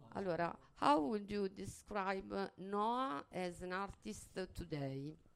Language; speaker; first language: English; non-native, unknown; Italian